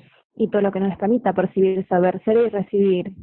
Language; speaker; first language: Spanish; native; Spanish